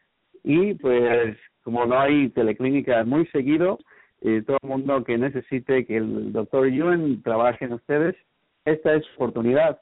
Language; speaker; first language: Spanish; native; Spanish